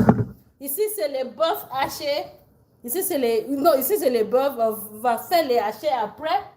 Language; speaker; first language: French; non-native, learner; English